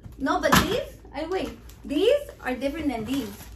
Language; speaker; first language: English; early bilingual, other home language; Spanish